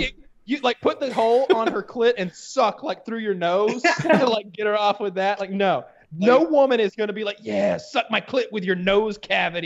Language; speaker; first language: English; native; English